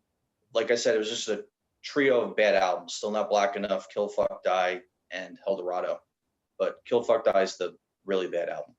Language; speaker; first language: English; native; English